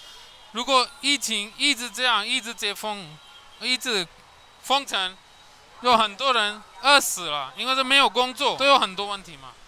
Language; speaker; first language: Chinese; non-native, learner; Hindi